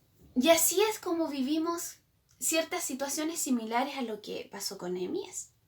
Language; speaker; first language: Spanish; native; Spanish